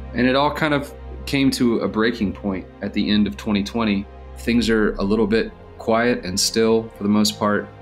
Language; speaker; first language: English; native; English